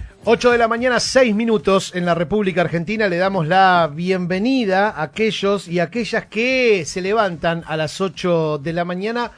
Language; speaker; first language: Spanish; native; Spanish